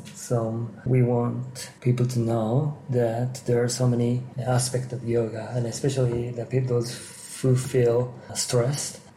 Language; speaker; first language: English; non-native, fluent; Japanese